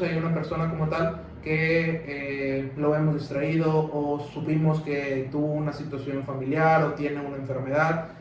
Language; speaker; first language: Spanish; native; Spanish